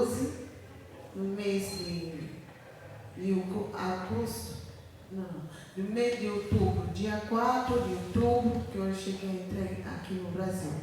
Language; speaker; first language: Portuguese; non-native, learner; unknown